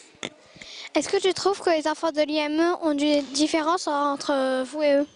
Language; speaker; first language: French; native; French